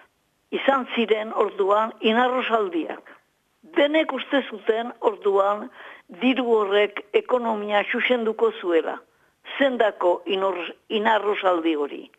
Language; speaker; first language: Basque; native; Basque